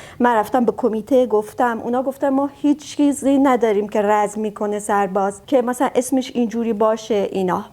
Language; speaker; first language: Persian; early bilingual, heritage; Persian